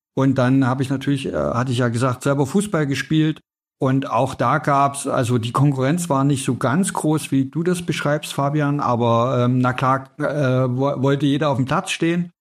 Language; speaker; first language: German; native; German